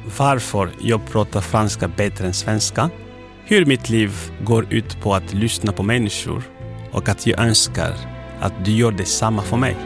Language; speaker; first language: Swedish; non-native, fluent; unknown